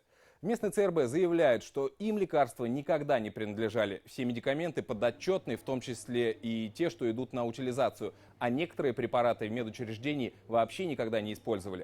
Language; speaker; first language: Russian; native; Russian